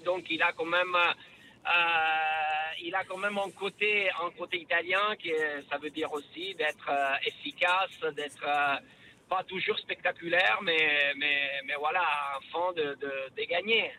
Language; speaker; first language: French; non-native, fluent; Italian